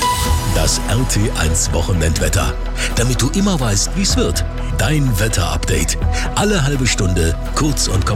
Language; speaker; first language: German; native; German